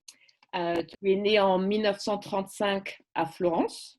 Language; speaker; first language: French; native; French